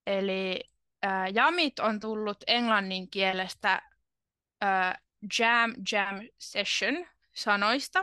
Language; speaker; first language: Finnish; native; Finnish